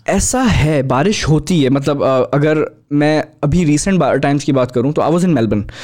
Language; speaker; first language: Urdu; native; Urdu